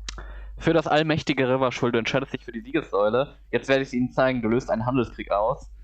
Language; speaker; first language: German; native; German